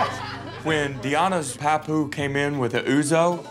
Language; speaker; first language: English; native; English